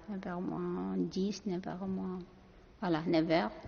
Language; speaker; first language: French; non-native, learner; Arabic